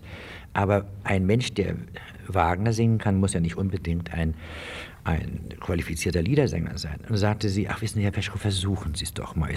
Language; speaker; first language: German; native; German